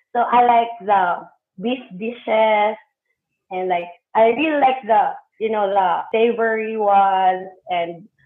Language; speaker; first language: English; non-native, local second language; Hiligaynon